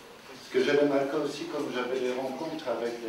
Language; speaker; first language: French; non-native, fluent; Polish